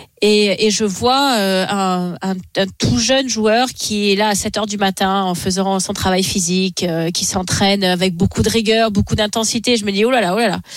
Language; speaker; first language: French; native; French